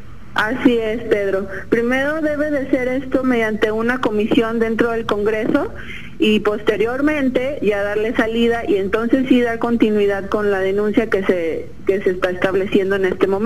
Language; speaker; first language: Spanish; native; Spanish